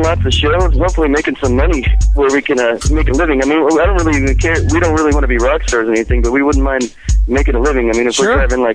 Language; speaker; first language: English; native; English